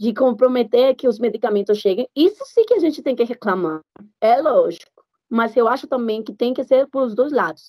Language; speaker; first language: Portuguese; non-native, fluent; Spanish